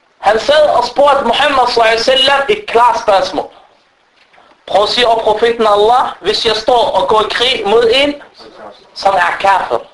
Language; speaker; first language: Danish; early bilingual, other home language; Arabic